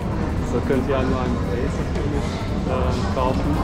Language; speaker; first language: German; non-native, learner; Albanian